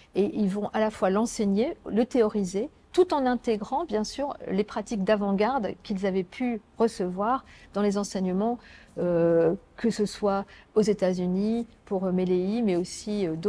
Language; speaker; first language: French; native; French